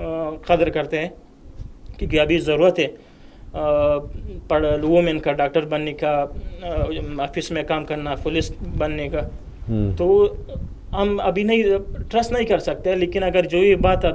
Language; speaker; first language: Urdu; non-native, fluent; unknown